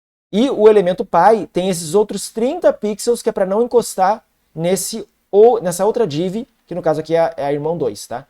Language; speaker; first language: Portuguese; native; Portuguese